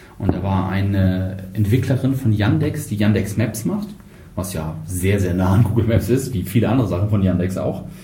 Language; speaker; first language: German; native; German